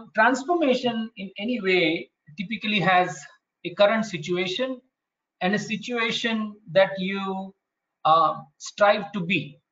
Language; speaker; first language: English; non-native, local second language; Marathi